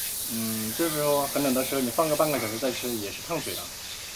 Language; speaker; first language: Chinese; native; Chinese